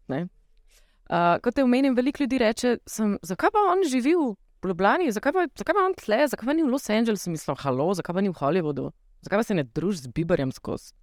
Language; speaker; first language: Slovenian; native; Slovenian